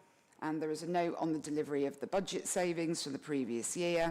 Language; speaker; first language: English; native; English